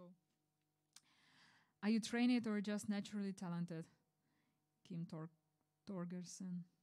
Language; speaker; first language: English; non-native, fluent; Ukrainian